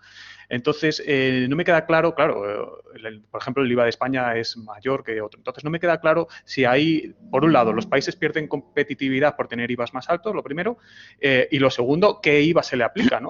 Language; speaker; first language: Spanish; native; Spanish